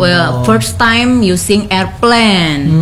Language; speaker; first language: English; non-native, learner; Indonesian